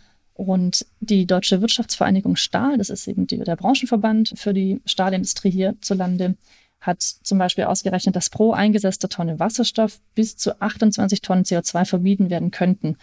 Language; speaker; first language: German; native; German